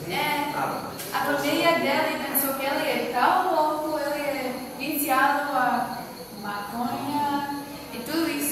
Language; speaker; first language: Portuguese; non-native, learner; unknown